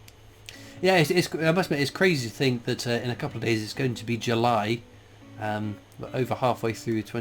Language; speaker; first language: English; native; English